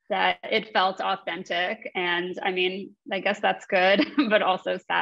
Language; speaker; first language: English; native; English